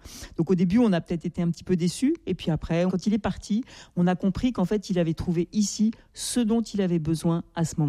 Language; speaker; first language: French; native; French